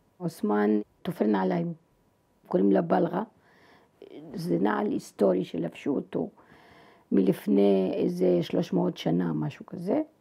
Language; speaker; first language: Hebrew; non-native, fluent; Arabic